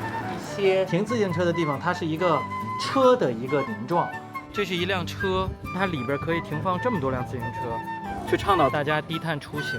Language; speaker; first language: Chinese; native; Chinese